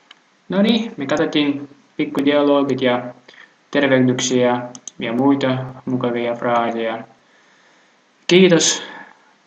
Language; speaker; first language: Finnish; non-native, fluent; Russian